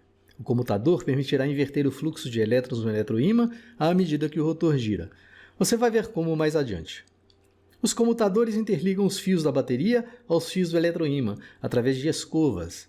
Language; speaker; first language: Portuguese; native; Portuguese